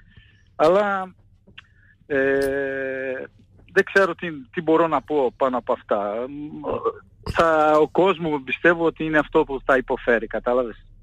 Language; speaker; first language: Greek; non-native, fluent; Portuguese